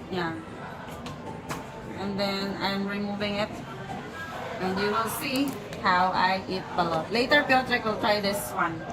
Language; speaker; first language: English; non-native, local second language; Filipino